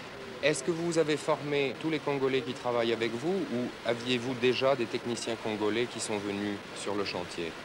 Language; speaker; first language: French; native; French